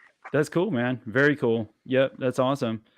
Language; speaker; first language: English; native; English